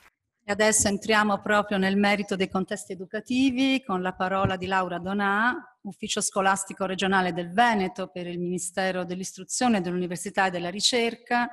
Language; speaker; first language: Italian; native; Italian